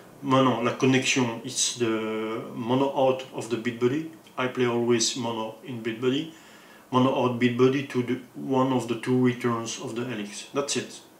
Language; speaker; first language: English; non-native, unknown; French